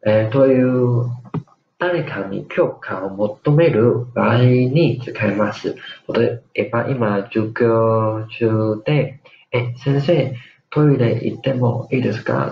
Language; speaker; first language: Japanese; non-native, fluent; Chinese